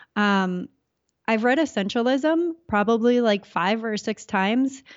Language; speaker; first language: English; native; English